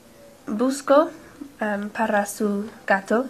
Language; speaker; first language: Spanish; non-native, learner; English